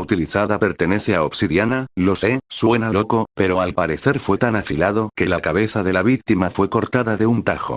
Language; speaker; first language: Spanish; native; Spanish